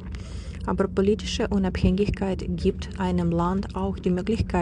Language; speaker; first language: German; non-native, fluent; Ukrainian